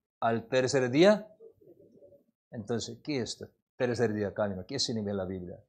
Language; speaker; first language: Spanish; non-native, learner; Korean